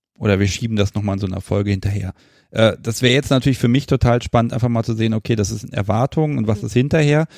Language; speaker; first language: German; native; German